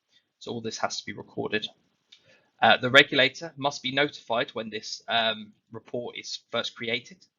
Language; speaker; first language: English; native; English